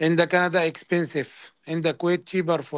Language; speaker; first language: English; non-native, learner; Arabic